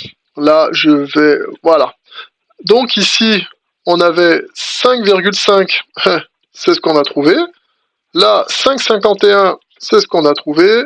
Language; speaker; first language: French; native; French